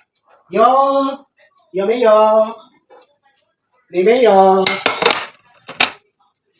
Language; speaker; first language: Chinese; non-native, learner; Filipino